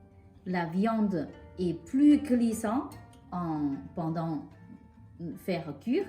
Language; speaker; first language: French; non-native, local second language; Chinese